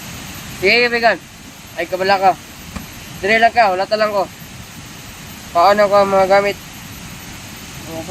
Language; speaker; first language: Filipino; non-native, local second language; Cebuano